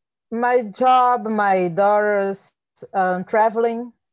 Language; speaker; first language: English; non-native, learner; Portuguese